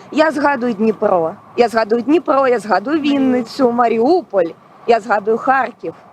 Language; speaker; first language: Ukrainian; non-native, local second language; Russian